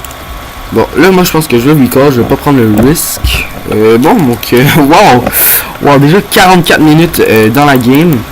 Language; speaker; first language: French; native; French